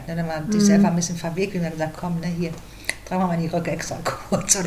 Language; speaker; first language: German; native; German